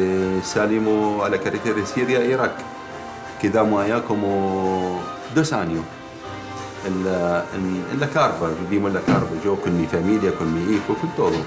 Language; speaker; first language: Spanish; non-native, learner; Arabic